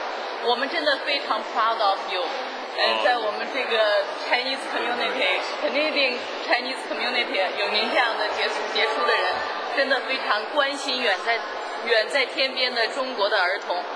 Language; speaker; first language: Chinese; native; Chinese